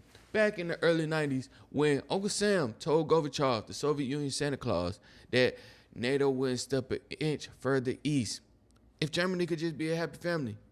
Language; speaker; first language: English; native; English